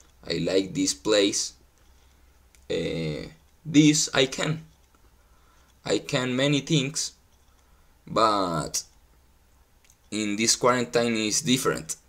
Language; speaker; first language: English; non-native, learner; Spanish